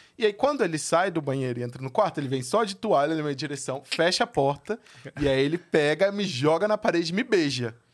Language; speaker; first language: Portuguese; native; Portuguese